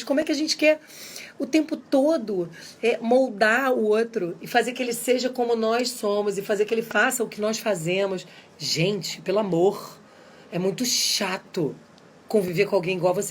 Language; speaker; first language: Portuguese; native; Portuguese